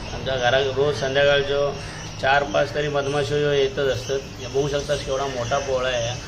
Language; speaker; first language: Marathi; non-native, local second language; Konkani